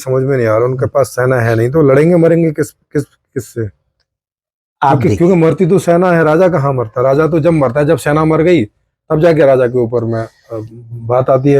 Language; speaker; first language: Hindi; native; Hindi